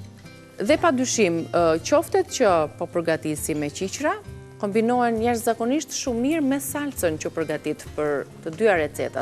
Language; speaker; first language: Albanian; native; Albanian